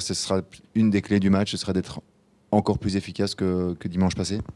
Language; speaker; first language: French; native; French